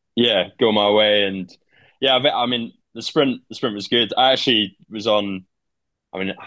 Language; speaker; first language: English; native; English